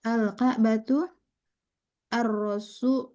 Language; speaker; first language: Arabic; non-native, learner; Indonesian